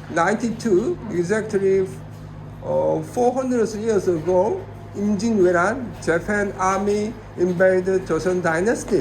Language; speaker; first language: English; non-native, learner; Korean